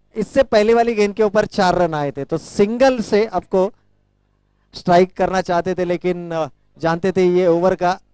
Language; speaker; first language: Hindi; non-native, local second language; Marathi